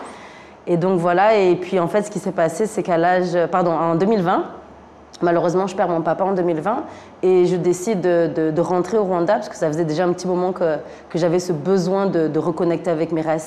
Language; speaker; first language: French; native; French